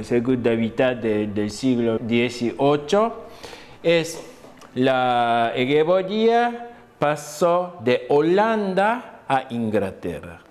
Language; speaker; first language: Spanish; non-native, fluent; Japanese